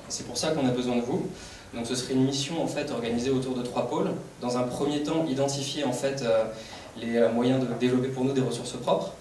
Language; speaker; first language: French; native; French